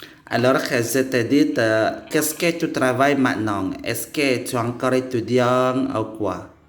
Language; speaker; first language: French; non-native, learner; Indonesian